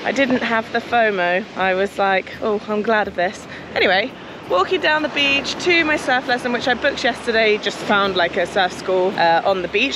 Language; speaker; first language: English; native; English